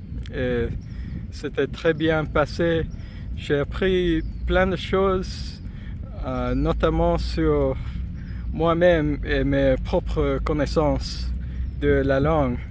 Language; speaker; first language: French; non-native, fluent; English